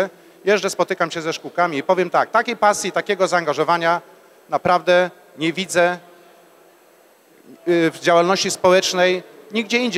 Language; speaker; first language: Polish; native; Polish